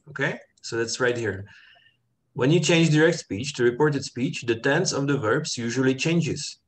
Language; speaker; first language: English; non-native, fluent; Czech